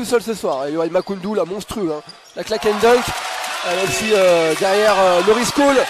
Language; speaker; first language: French; native; French